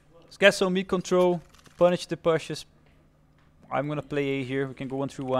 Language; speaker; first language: English; non-native, fluent; Portuguese